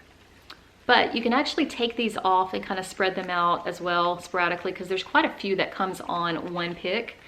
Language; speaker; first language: English; native; English